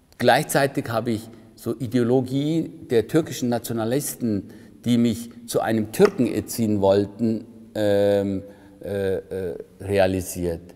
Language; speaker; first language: German; early bilingual, other home language; Turkish